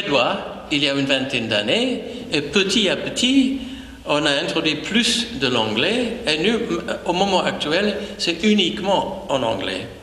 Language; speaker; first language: French; non-native, fluent; English